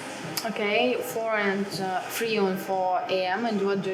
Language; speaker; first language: English; non-native, learner; Russian